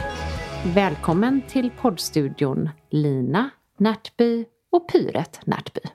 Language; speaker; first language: Swedish; native; Swedish